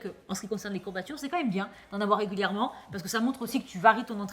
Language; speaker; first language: French; native; French